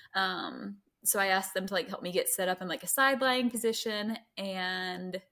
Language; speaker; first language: English; native; English